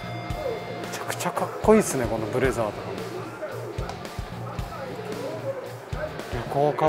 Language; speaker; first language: Japanese; native; Japanese